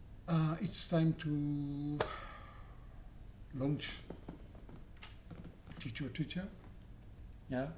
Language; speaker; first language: English; non-native, learner; French